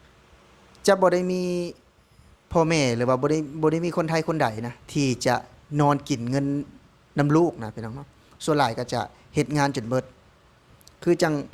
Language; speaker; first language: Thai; non-native, local second language; Lao